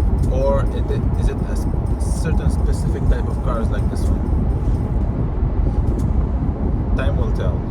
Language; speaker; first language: English; non-native, fluent; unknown